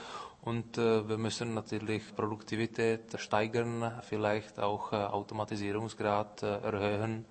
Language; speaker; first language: German; non-native, fluent; Czech